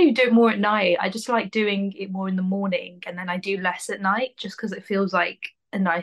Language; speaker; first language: English; native; English